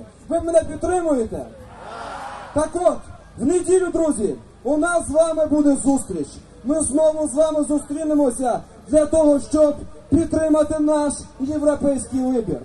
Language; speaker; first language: Ukrainian; native; Ukrainian